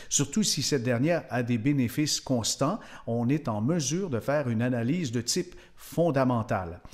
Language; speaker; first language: French; native; French